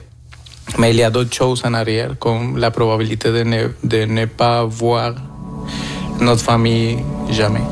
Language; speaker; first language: French; non-native, fluent; Spanish